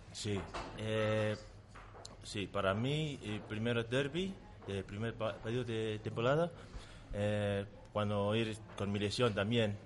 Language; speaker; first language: Spanish; non-native, learner; Tongan